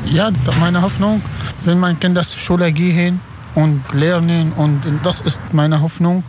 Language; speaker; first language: German; non-native, learner; Arabic